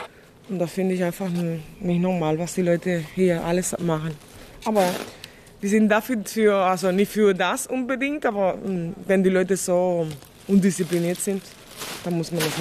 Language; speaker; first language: German; non-native, fluent; Spanish